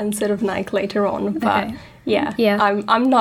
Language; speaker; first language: English; non-native, fluent; Italian